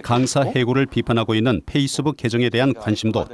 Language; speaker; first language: Korean; native; Korean